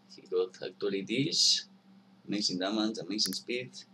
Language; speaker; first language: English; non-native, learner; Spanish